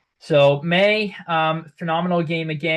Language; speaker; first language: English; native; English